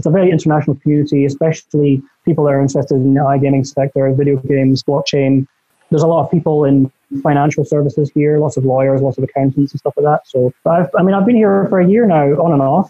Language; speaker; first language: English; native; English